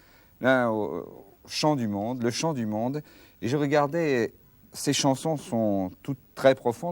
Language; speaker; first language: French; native; French